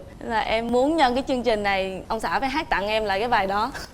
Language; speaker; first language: Vietnamese; native; Vietnamese